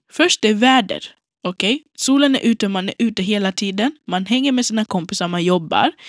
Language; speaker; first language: Swedish; non-native, local second language; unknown